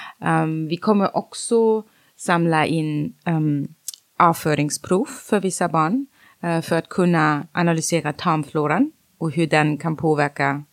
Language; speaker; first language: Swedish; non-native, fluent; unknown